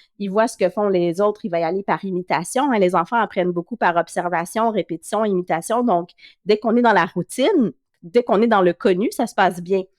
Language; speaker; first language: French; native; French